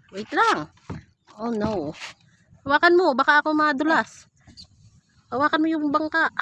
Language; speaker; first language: Filipino; native; Filipino